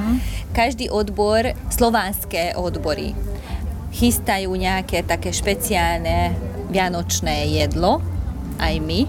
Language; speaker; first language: Slovak; non-native, local second language; Hungarian